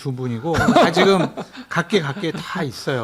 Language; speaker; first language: Korean; native; Korean